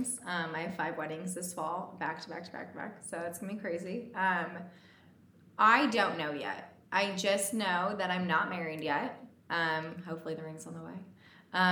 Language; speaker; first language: English; native; English